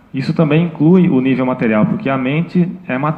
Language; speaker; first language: Portuguese; native; Portuguese